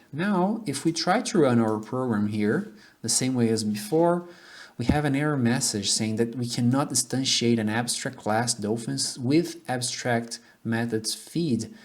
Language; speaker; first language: English; non-native, fluent; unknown